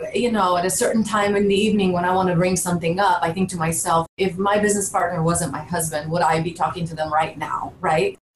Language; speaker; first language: English; early bilingual, other home language; Bulgarian